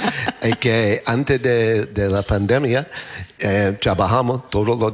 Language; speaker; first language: Spanish; non-native, fluent; English